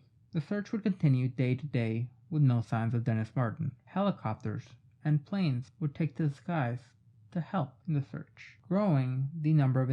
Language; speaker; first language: English; native; English